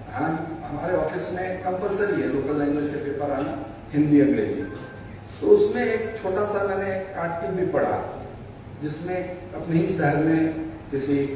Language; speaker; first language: Hindi; native; Hindi